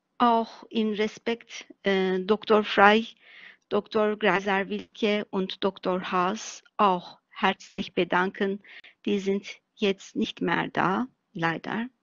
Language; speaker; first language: German; non-native, fluent; Turkish